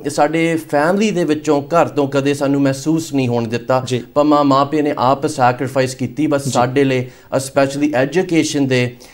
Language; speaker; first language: Punjabi; early bilingual, heritage; Punjabi